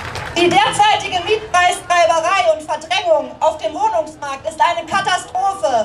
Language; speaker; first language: German; native; German